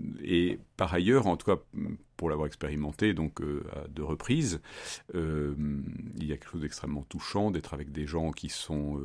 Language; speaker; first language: French; native; French